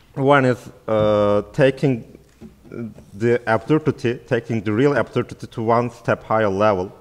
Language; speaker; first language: English; non-native, fluent; Turkish